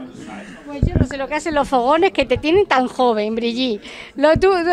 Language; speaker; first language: Spanish; native; Spanish